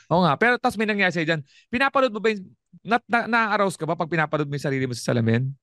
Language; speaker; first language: Filipino; non-native, local second language; Bikol